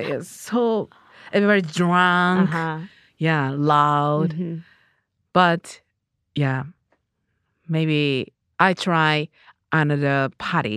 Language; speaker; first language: English; non-native, learner; Japanese